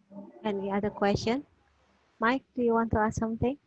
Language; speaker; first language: English; non-native, fluent; Indonesian